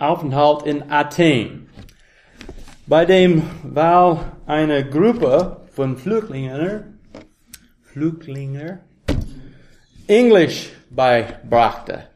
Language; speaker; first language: German; non-native, learner; English